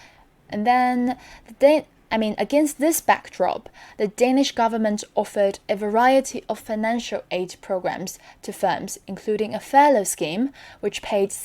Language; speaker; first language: English; non-native, fluent; Chinese